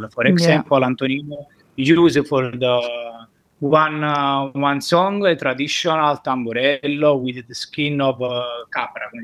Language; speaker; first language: English; non-native, learner; Italian